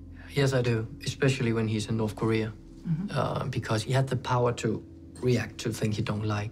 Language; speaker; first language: English; non-native, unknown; Danish